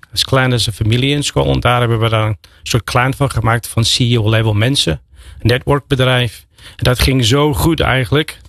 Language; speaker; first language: Dutch; non-native, fluent; English